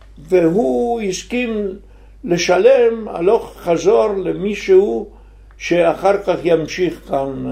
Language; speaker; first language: Hebrew; non-native, fluent; Italian